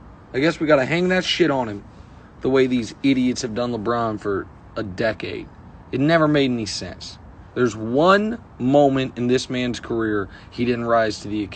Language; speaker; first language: English; native; English